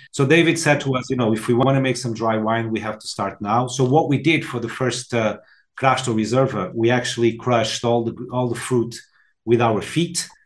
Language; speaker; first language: English; non-native, fluent; Portuguese